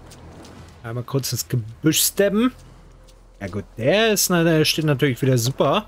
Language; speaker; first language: German; native; German